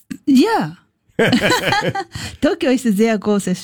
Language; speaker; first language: German; non-native, learner; Japanese